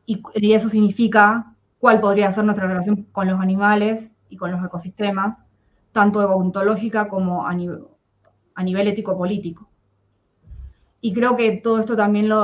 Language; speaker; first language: Spanish; native; Spanish